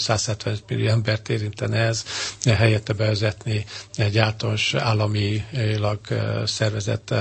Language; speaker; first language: Hungarian; native; Hungarian